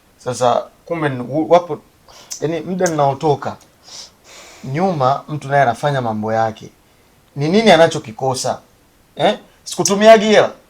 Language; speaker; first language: Swahili; native; Swahili